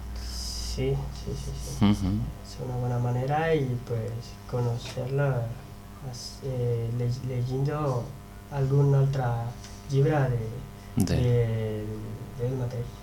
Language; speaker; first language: Catalan; non-native, learner; Spanish